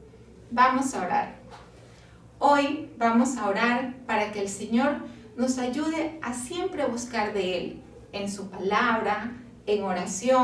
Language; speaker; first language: Spanish; native; Spanish